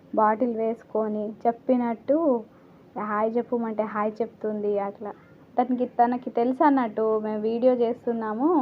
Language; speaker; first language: Telugu; non-native, learner; Marathi